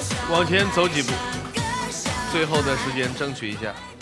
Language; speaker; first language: Chinese; native; Chinese